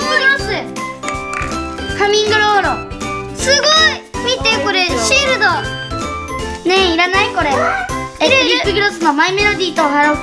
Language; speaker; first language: Japanese; native; Japanese